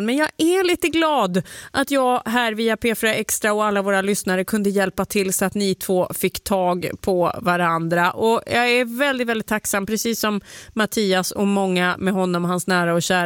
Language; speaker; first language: Swedish; native; Swedish